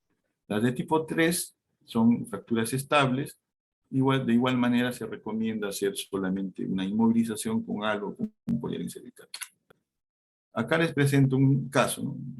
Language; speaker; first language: Spanish; native; Spanish